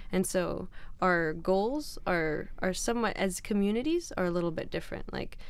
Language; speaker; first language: English; non-native, fluent; Arabic